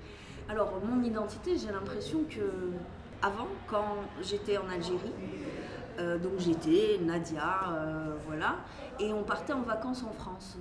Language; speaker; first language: French; native; French